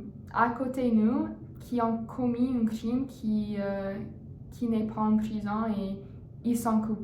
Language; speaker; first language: French; non-native, learner; English